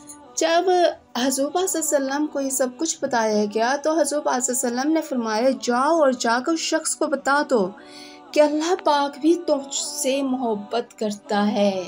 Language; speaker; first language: Urdu; native; Urdu